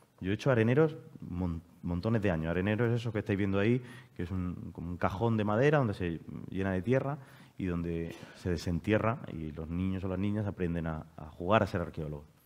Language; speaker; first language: Spanish; native; Spanish